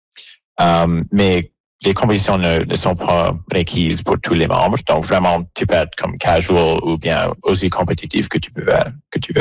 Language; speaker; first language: French; native; French